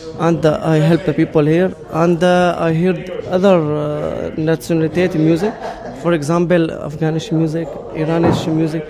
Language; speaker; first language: English; non-native, learner; Arabic